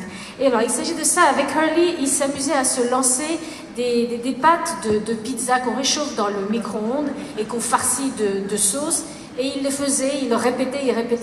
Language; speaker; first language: French; native; French